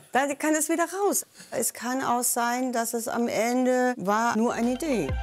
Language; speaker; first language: German; non-native, fluent; Danish